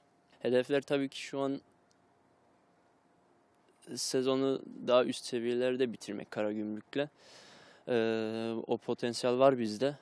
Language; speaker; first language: Turkish; early bilingual, heritage; Turkish